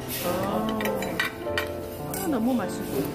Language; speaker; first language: Korean; non-native, learner; Chinese